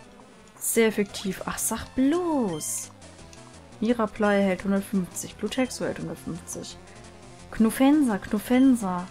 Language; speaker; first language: German; native; German